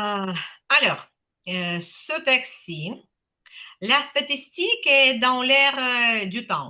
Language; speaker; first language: French; non-native, fluent; Ukrainian